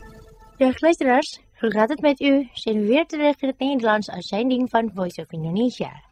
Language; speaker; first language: Dutch; non-native, fluent; Indonesian